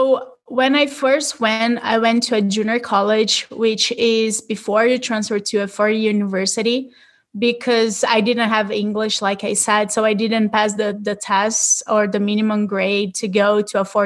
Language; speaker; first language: English; non-native, fluent; Portuguese